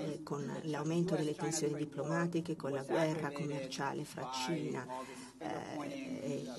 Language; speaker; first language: Italian; non-native, fluent; Catalan